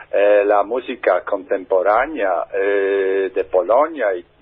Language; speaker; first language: Spanish; non-native, fluent; Polish